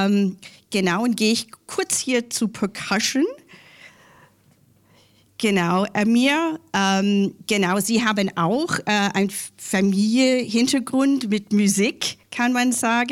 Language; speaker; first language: German; non-native, fluent; English